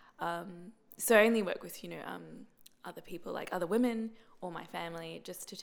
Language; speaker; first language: English; native; English